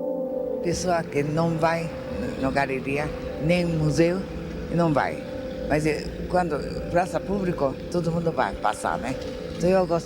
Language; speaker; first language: Portuguese; non-native, fluent; Japanese